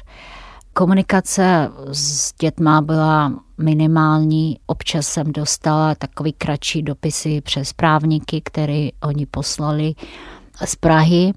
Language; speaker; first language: Czech; non-native, fluent; Russian